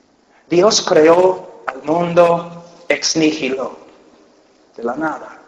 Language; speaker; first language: Spanish; non-native, fluent; English